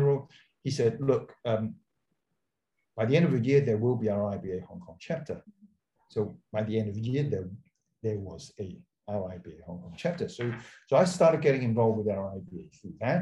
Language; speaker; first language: English; non-native, local second language; Cantonese